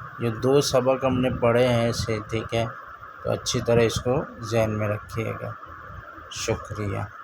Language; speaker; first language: Urdu; native; Urdu